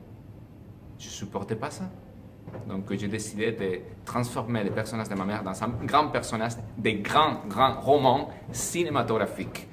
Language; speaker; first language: French; non-native, fluent; Spanish